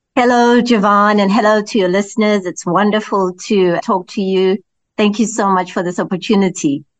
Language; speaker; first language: English; non-native, local second language; Zulu